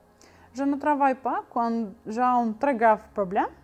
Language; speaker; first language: French; non-native, learner; Albanian